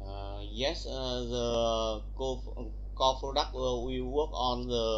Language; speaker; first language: English; non-native, learner; Vietnamese